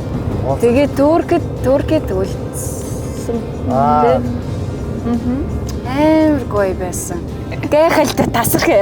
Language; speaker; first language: Mongolian; non-native, learner; Russian